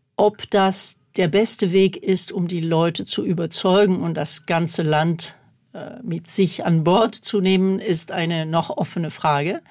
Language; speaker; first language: German; non-native, fluent; French